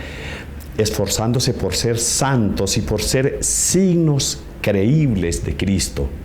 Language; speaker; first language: Spanish; native; Spanish